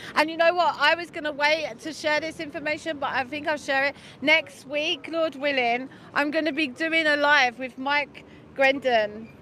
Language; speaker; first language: English; native; English